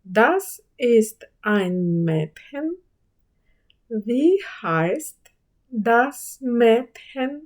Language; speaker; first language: German; non-native, fluent; Ukrainian